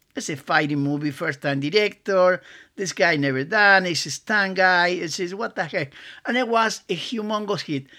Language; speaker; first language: English; non-native, fluent; Spanish